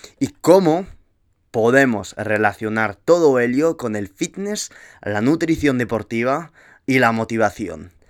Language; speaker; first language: Spanish; early bilingual, heritage; Spanish